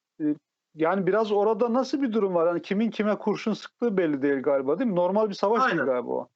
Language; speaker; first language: Turkish; native; Turkish